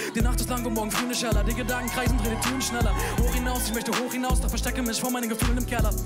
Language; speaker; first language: German; native; German